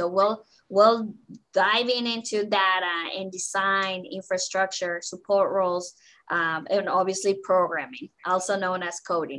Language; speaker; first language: English; non-native, fluent; Spanish